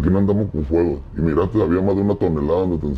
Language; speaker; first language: Spanish; native; Spanish